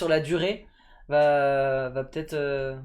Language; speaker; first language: French; native; French